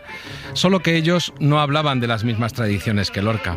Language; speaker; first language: Spanish; native; Spanish